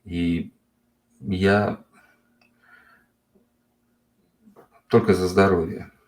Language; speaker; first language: Russian; non-native, local second language; Uzbek